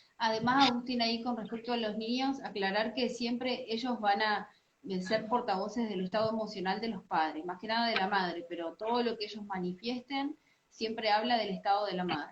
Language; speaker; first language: Spanish; native; Spanish